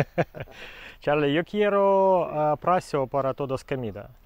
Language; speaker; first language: Spanish; non-native, learner; Russian